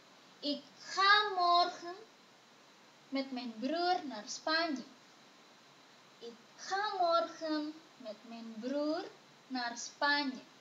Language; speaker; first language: Dutch; non-native, fluent; Indonesian